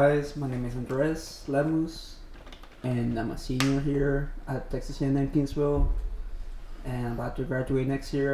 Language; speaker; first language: English; non-native, fluent; Spanish